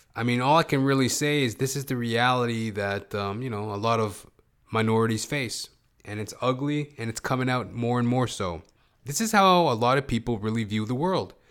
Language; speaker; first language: English; early bilingual, other home language; Hindi